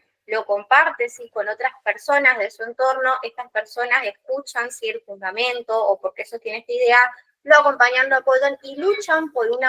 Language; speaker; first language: Spanish; native; Spanish